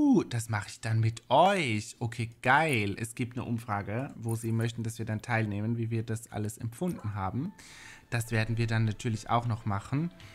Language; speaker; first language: German; native; German